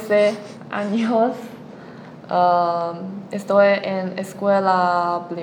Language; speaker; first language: Spanish; non-native, learner; Chinese